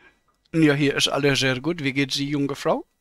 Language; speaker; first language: German; native; German